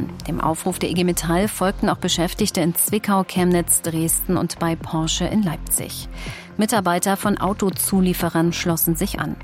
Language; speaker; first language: German; native; German